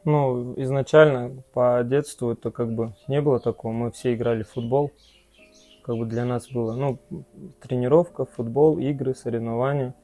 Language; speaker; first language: Russian; non-native, local second language; Kazakh